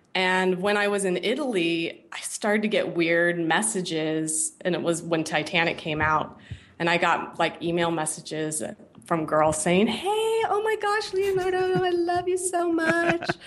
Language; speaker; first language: English; native; English